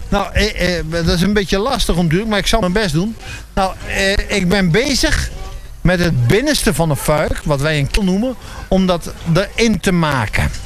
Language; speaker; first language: Dutch; native; Dutch